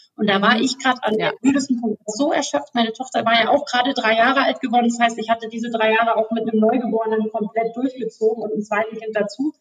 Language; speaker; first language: German; native; German